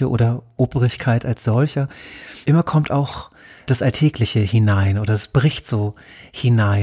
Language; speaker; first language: German; native; German